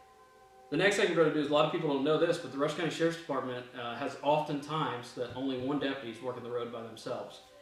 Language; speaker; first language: English; native; English